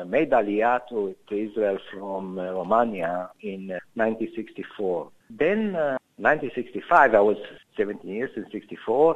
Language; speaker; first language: English; non-native, fluent; Romanian